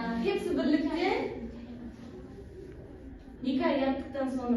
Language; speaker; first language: Turkish; non-native, learner; Uzbek